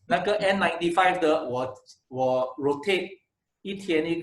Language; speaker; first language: Chinese; non-native, local second language; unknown